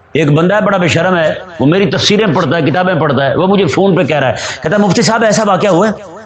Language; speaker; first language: Urdu; non-native, local second language; Punjabi